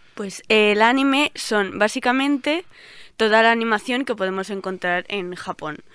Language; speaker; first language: Spanish; non-native, local second language; Catalan